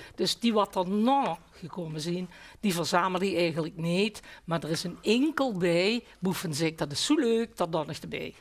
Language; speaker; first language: Dutch; native; Dutch